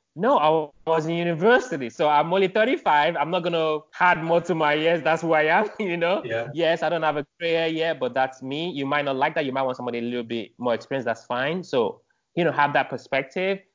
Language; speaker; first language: English; non-native, local second language; Yoruba